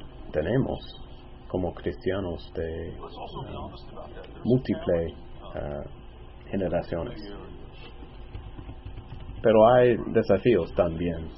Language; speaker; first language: Spanish; non-native, fluent; English